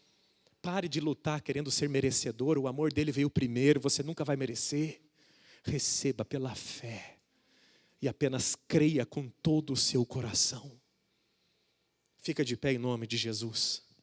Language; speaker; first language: Portuguese; native; Portuguese